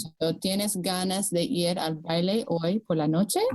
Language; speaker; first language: Spanish; non-native, fluent; English